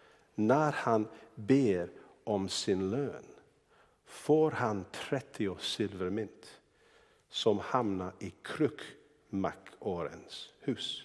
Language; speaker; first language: Swedish; non-native, fluent; English